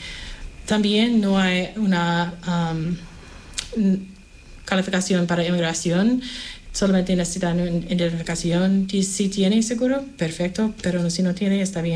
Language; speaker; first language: Spanish; non-native, fluent; English